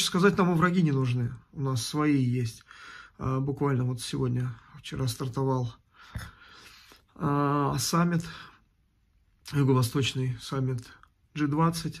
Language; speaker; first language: Russian; native; Russian